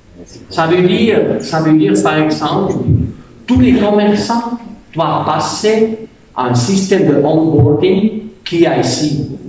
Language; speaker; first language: French; non-native, fluent; German